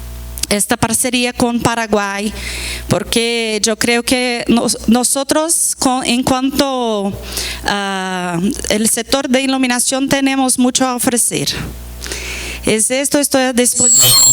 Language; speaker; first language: Spanish; non-native, fluent; Portuguese